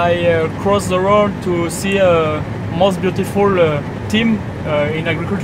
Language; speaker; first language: English; non-native, learner; French